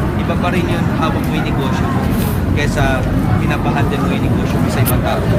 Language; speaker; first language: Filipino; non-native, local second language; Bikol